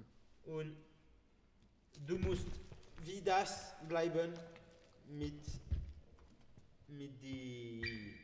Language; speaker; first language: German; non-native, learner; French